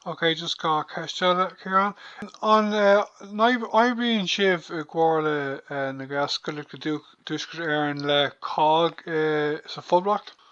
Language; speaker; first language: Irish; non-native, local second language; English